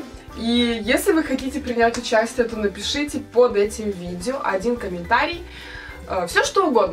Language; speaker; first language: Russian; native; Russian